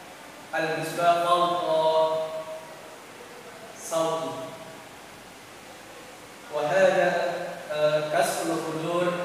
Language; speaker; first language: Arabic; non-native, learner; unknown